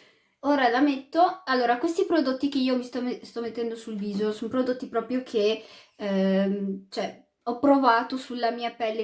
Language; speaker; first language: Italian; early bilingual, other home language; Arabic